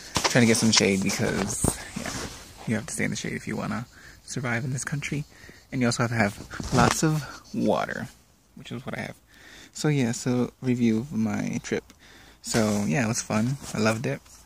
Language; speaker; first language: English; early bilingual, other home language; Spanish